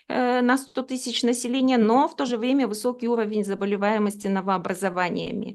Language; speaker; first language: Russian; native; Russian